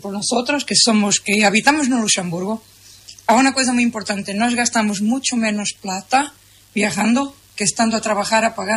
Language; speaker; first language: Spanish; non-native, learner; Portuguese